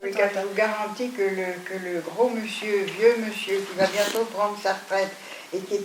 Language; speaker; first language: French; native; French